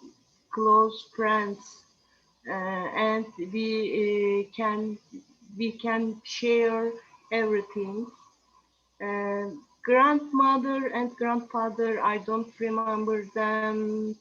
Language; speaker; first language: English; non-native, learner; Turkish